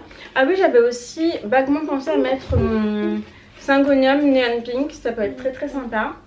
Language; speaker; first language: French; native; French